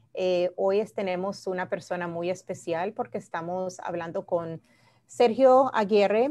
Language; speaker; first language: Spanish; early bilingual, heritage; Spanish